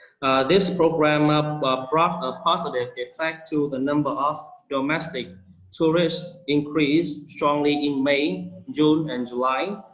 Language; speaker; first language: English; non-native, fluent; Vietnamese